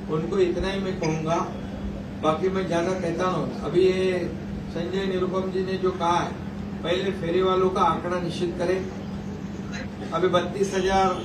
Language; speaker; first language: Hindi; non-native, local second language; Marathi